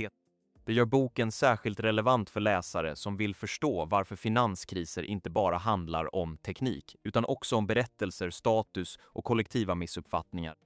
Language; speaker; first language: Swedish; native; Swedish